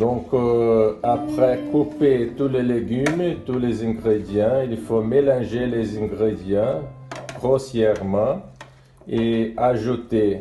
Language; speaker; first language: French; non-native, learner; Portuguese